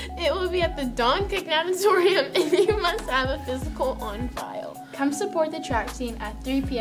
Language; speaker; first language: English; native; English